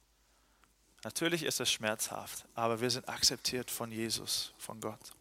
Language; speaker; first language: German; non-native, fluent; English